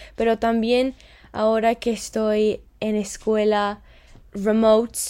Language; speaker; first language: Spanish; early bilingual, heritage; Spanish